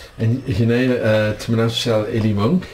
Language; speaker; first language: Hebrew; non-native, learner; English